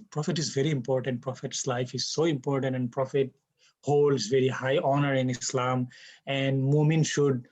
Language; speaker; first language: English; non-native, local second language; Bangla